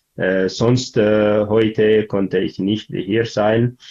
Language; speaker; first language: German; non-native, learner; Tigrinya